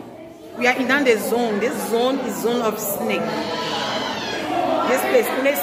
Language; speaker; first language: English; non-native, learner; French